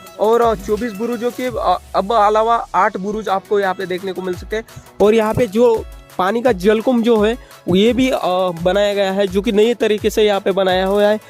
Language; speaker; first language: Hindi; non-native, local second language; Marathi